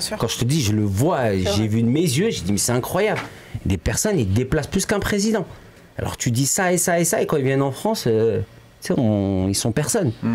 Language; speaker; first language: French; early bilingual, other home language; Arabic